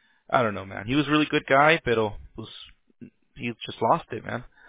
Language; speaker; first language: English; early bilingual, other home language; Spanish